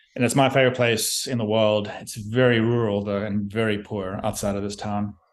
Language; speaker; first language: English; native; English